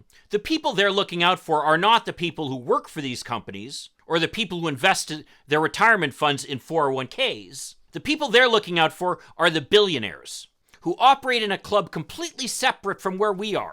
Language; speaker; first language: English; native; English